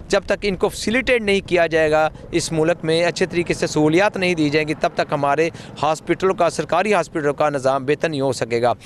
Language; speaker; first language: Urdu; non-native, local second language; Punjabi